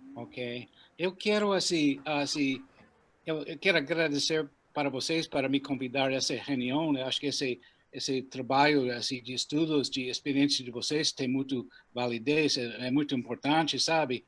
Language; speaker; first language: Portuguese; non-native, fluent; English